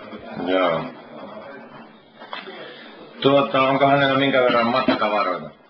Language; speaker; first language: Finnish; native; Finnish